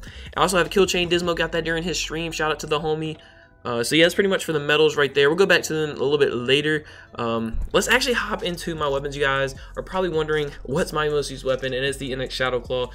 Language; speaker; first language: English; native; English